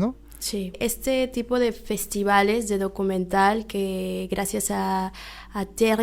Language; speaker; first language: Spanish; native; Spanish